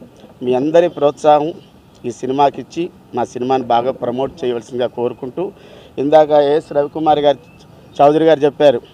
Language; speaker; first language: Telugu; native; Telugu